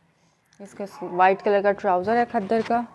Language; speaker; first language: Urdu; native; Urdu